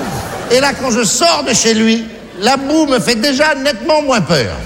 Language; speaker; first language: French; native; French